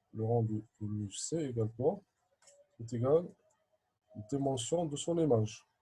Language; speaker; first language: French; non-native, local second language; Arabic